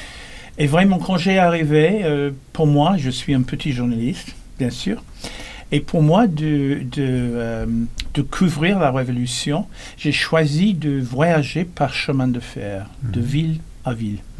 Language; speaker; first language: French; non-native, learner; English